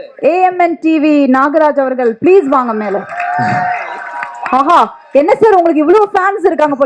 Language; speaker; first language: Tamil; native; Tamil